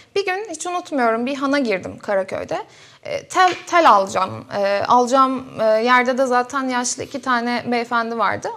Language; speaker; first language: Turkish; native; Turkish